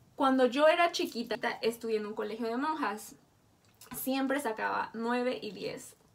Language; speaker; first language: Spanish; native; Spanish